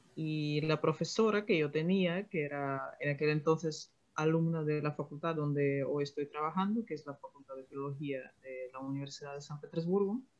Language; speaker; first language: Spanish; non-native, fluent; Russian